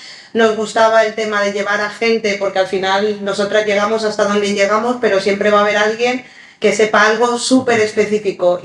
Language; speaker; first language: Spanish; early bilingual, other home language; Arabic